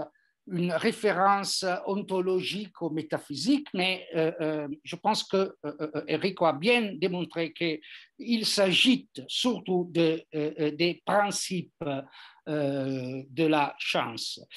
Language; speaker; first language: French; non-native, fluent; Italian